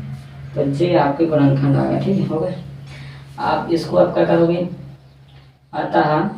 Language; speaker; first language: Hindi; native; Hindi